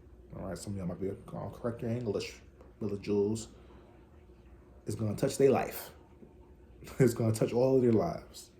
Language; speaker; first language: English; native; English